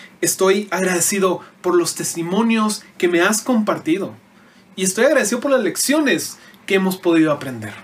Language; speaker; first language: Spanish; native; Spanish